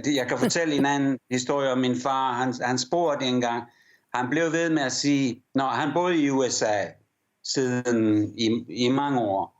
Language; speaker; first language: Danish; early bilingual, heritage; English